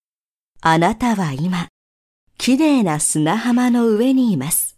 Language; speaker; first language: Japanese; native; Japanese